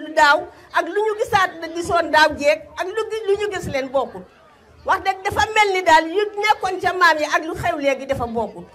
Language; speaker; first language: Wolof; non-native, local second language; Serer